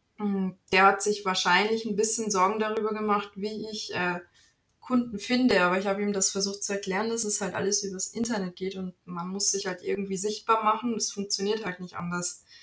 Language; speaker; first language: German; native; German